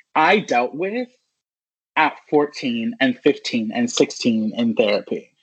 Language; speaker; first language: English; native; English